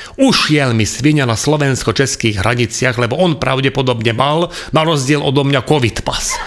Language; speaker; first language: Slovak; non-native, local second language; Hungarian